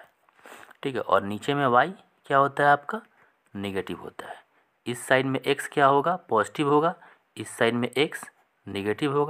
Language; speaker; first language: Hindi; native; Hindi